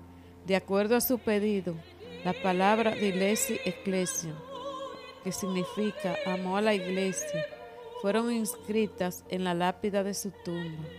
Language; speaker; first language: Spanish; native; Spanish